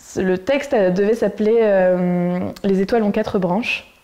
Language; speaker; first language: French; native; French